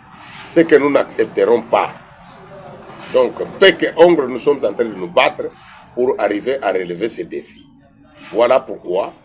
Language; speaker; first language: French; non-native, local second language; Kongo